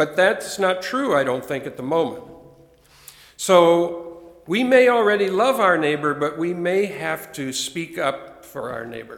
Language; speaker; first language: English; native; English